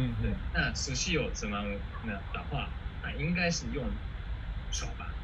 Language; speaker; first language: Chinese; non-native, fluent; Japanese